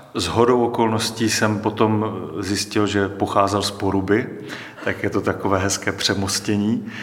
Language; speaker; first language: Czech; native; Czech